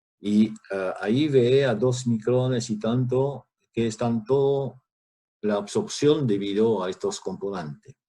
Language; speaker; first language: Spanish; non-native, fluent; French